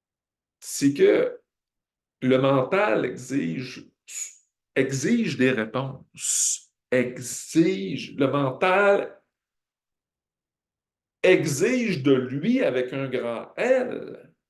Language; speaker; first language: French; native; French